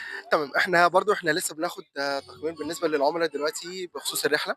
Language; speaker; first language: Arabic; native; Arabic